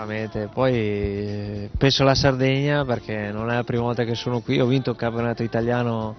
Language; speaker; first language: Italian; native; Italian